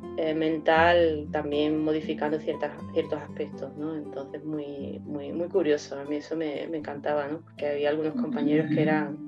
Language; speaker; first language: Spanish; native; Spanish